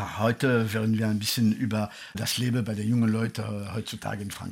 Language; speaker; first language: German; non-native, fluent; French